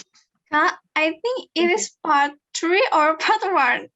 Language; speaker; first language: English; non-native, learner; Indonesian